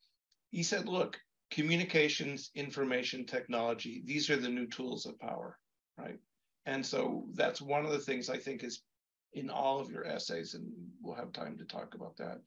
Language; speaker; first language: English; native; English